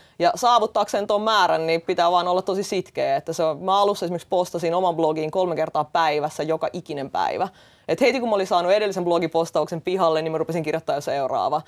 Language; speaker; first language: Finnish; early bilingual, other home language; Russian